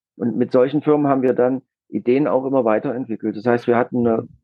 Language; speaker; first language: German; native; German